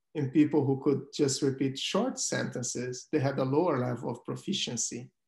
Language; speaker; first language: English; non-native, fluent; Portuguese